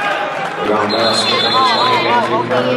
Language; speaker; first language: English; native; English